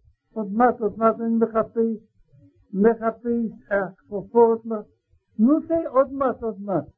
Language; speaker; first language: Hebrew; non-native, learner; Russian